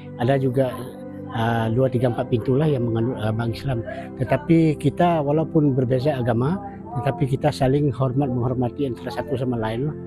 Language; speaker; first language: Malay; non-native, local second language; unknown